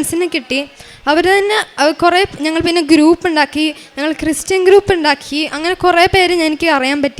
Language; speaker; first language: Malayalam; early bilingual, heritage; Malayalam